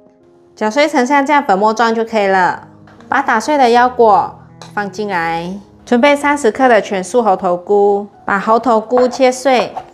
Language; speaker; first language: Chinese; native; Chinese